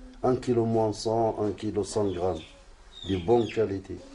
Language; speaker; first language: French; non-native, learner; Arabic